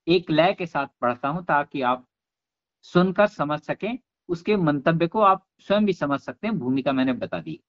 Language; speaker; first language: Hindi; non-native, local second language; Garhwali